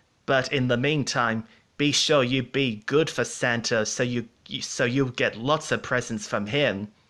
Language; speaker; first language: English; native; English